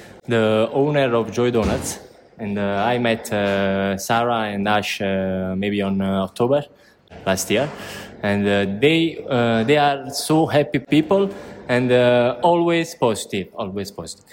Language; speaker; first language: English; non-native, learner; Italian